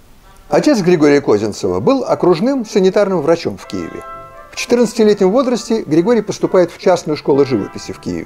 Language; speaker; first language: Russian; native; Russian